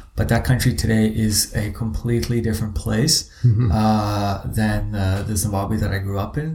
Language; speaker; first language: English; native; English